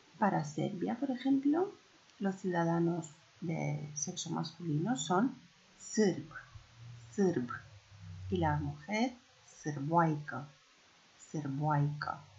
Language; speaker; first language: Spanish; non-native, fluent; Romanian